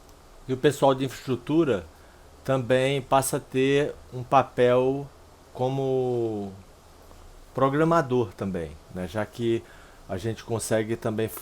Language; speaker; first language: Portuguese; native; Portuguese